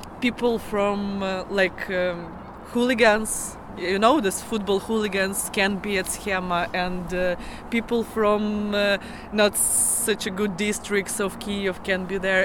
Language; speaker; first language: English; non-native, learner; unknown